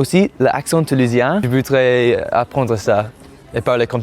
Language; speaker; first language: French; non-native, learner; English